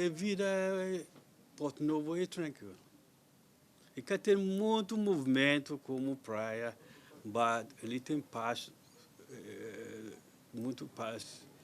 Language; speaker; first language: Portuguese; non-native, learner; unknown